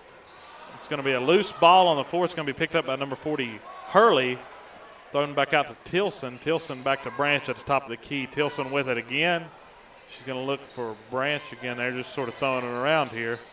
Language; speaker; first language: English; native; English